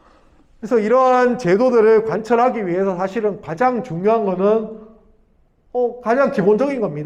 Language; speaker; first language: Korean; native; Korean